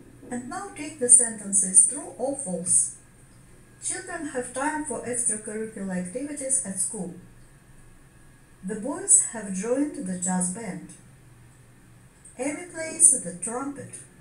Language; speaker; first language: English; non-native, fluent; Ukrainian